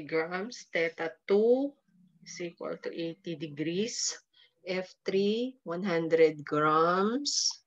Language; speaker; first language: English; non-native, local second language; Filipino